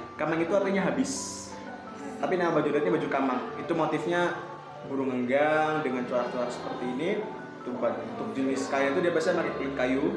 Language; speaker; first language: Indonesian; native; Indonesian